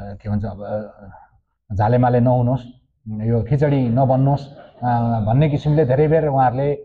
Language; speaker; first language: Nepali; native; Nepali